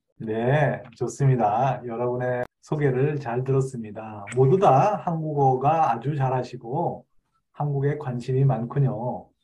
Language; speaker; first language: Korean; native; Korean